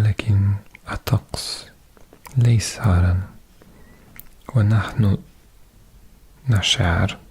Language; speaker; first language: Arabic; non-native, learner; English